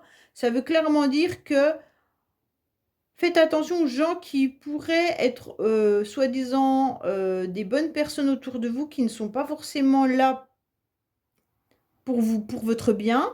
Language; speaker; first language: French; native; French